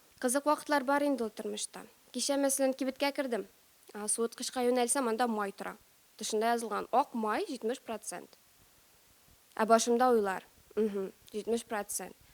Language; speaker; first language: Tatar; native; Tatar